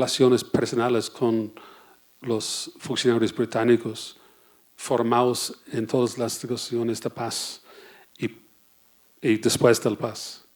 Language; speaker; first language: Spanish; non-native, fluent; English